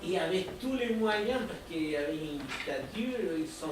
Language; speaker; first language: French; non-native, fluent; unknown